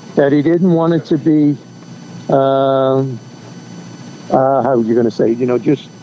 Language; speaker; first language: English; native; English